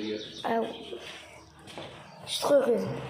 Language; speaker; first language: French; native; French